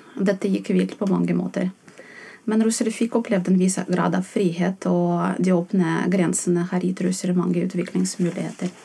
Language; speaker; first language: Norwegian; non-native, fluent; Russian